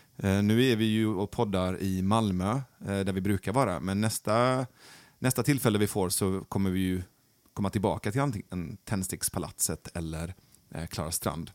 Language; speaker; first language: Swedish; early bilingual, other home language; Persian